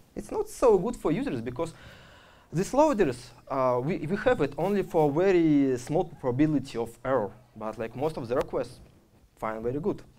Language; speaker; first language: English; non-native, fluent; Russian